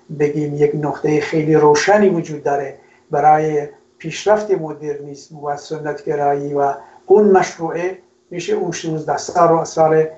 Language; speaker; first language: Persian; non-native, local second language; Kurdish